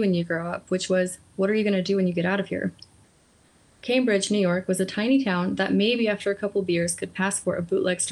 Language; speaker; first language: English; early bilingual, other home language; Polish